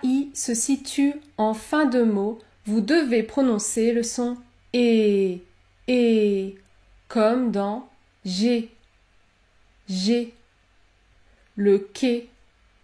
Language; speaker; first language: French; native; French